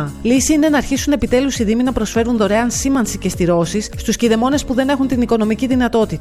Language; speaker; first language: Greek; native; Greek